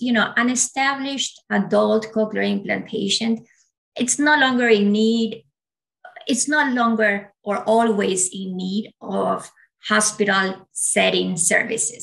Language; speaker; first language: English; non-native, fluent; Spanish